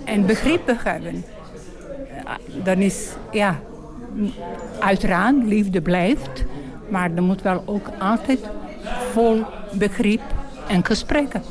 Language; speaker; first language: Dutch; non-native, learner; Bosnian